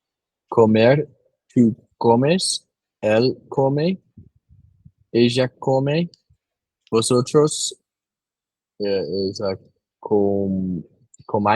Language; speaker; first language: Spanish; non-native, learner; English